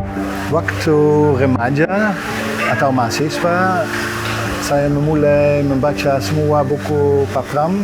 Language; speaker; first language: Indonesian; non-native, fluent; Dutch